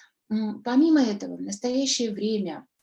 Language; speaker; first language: Russian; native; Russian